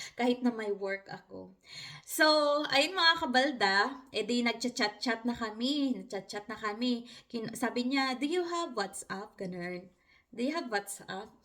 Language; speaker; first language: Filipino; non-native, local second language; Hiligaynon